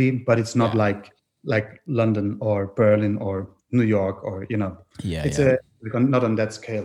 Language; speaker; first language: English; non-native, fluent; German